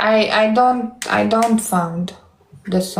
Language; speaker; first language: English; non-native, learner; Romanian